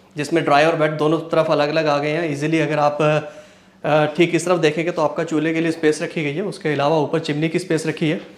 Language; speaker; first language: Hindi; native; Hindi